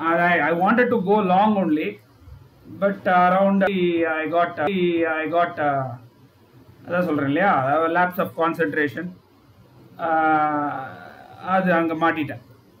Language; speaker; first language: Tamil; native; Tamil